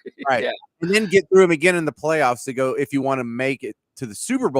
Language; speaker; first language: English; native; English